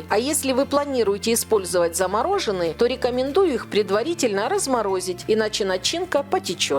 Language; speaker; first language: Russian; native; Russian